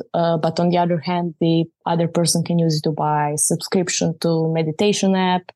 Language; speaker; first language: English; non-native, fluent; Croatian